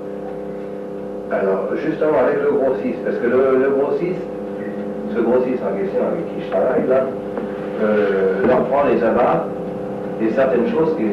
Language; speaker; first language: French; native; French